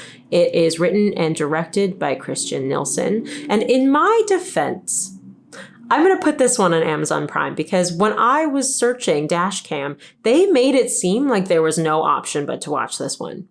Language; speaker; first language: English; native; English